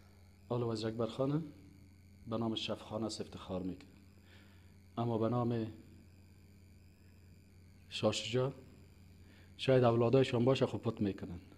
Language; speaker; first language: Persian; native; Persian